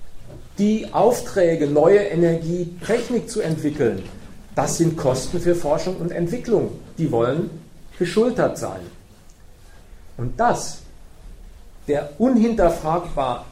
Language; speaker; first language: German; native; German